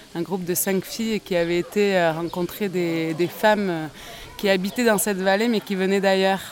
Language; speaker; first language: French; native; French